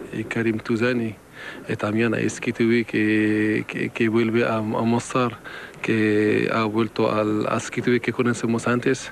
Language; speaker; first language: Spanish; non-native, fluent; Arabic